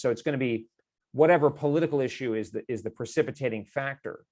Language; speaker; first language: English; native; English